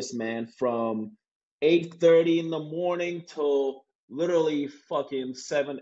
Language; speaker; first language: English; non-native, fluent; Korean